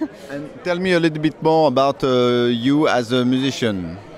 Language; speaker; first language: English; non-native, fluent; French